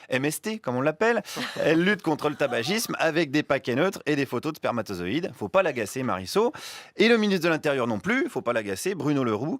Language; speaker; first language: French; native; French